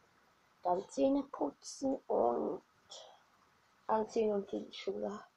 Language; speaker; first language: German; early bilingual, other home language; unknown